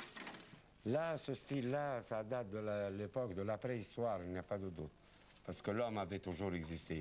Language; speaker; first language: French; non-native, local second language; Arabic